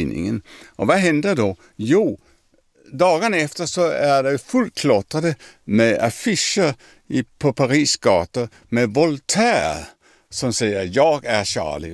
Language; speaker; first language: Swedish; non-native, fluent; French